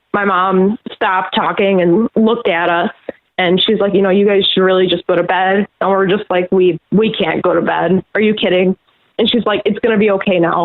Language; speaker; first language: English; native; English